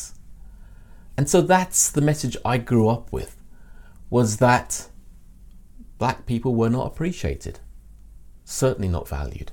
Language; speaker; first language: English; native; English